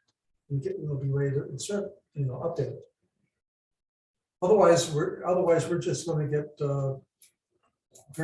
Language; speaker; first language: English; native; English